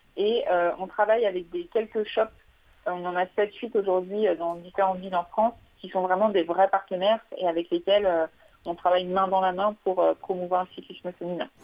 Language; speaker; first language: French; native; French